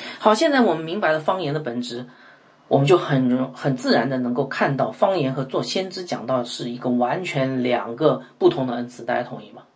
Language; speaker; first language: Chinese; native; Chinese